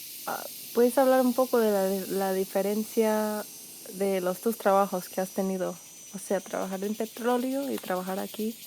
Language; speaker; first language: Spanish; non-native, fluent; English